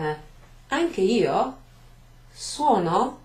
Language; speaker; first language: Italian; non-native, fluent; English